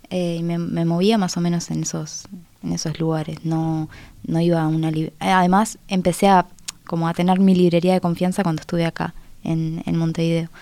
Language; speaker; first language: Spanish; native; Spanish